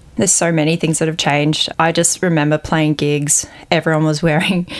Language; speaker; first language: English; native; English